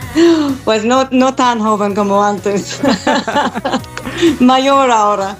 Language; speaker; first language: Spanish; non-native, fluent; English